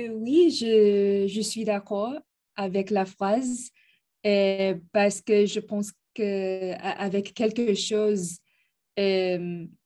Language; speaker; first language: French; non-native, learner; Spanish